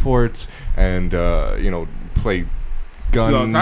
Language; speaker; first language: English; native; English